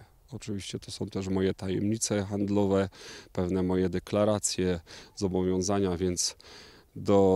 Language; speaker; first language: Polish; native; Polish